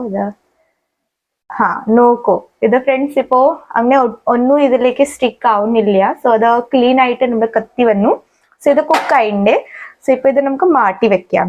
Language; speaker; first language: Malayalam; non-native, learner; Hindi